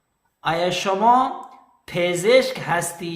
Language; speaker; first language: Persian; non-native, fluent; Urdu